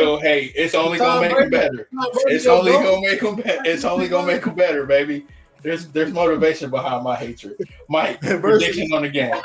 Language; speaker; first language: English; native; English